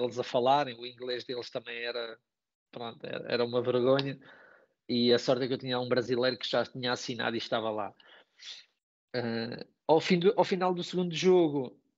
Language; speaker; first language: Portuguese; native; Portuguese